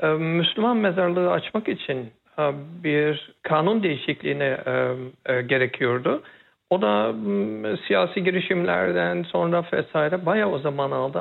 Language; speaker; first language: Turkish; early bilingual, heritage; Turkish